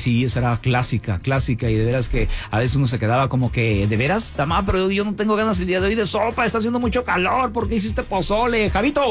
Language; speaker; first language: Spanish; native; Spanish